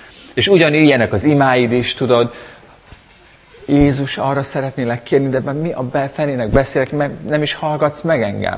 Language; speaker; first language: Hungarian; native; Hungarian